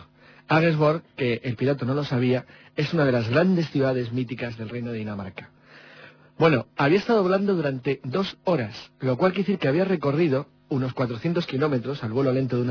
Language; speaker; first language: Spanish; native; Spanish